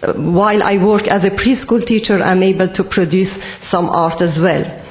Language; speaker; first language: English; non-native, fluent; Persian